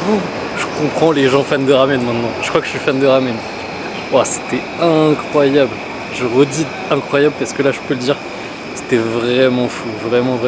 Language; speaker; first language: French; native; French